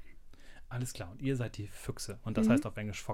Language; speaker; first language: German; native; German